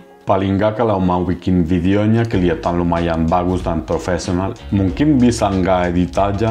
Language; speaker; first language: Indonesian; non-native, fluent; Spanish